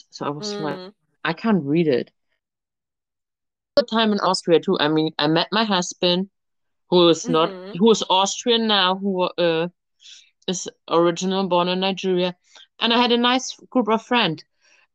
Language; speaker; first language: English; non-native, fluent; German